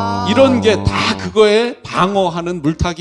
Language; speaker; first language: Korean; native; Korean